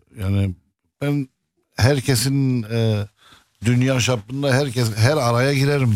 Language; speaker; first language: Turkish; early bilingual, heritage; Arabic